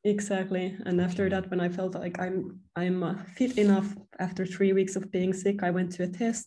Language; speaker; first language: English; non-native, fluent; Finnish